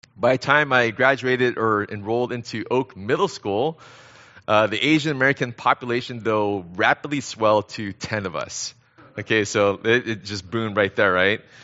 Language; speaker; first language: English; early bilingual, other home language; Korean